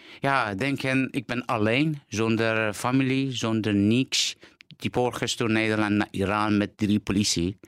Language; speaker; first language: Dutch; non-native, learner; Persian